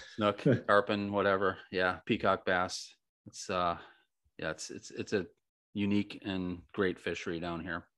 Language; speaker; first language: English; native; English